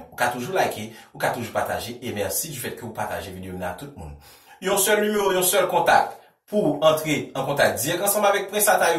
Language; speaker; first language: French; non-native, local second language; Haitian Creole